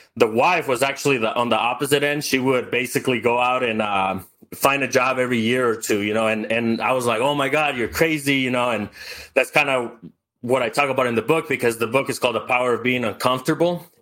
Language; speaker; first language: English; early bilingual, other home language; Spanish